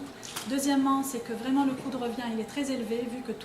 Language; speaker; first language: French; non-native, local second language; Arabic